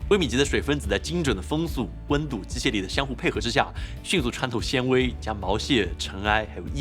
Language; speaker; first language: Chinese; native; Chinese